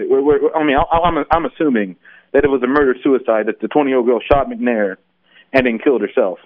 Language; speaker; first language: English; native; English